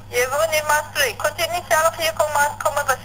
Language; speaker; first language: Dutch; non-native, learner; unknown